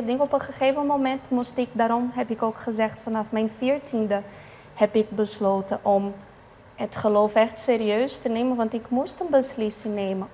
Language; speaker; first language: Dutch; non-native, fluent; Portuguese